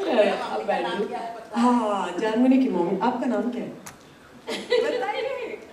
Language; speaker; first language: Hindi; non-native, local second language; Malayalam